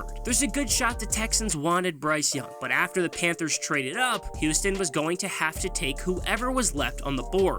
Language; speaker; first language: English; native; English